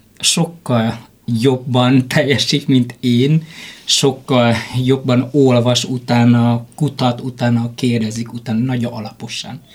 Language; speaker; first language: Hungarian; non-native, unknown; Vietnamese